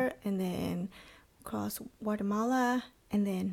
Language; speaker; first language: English; non-native, fluent; Spanish